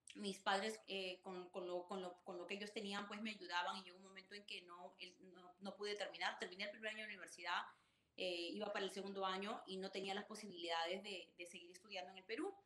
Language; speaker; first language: Spanish; native; Spanish